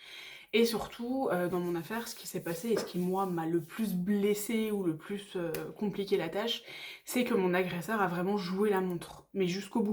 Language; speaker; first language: French; native; French